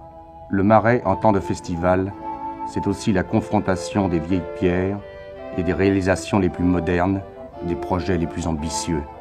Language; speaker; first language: French; native; French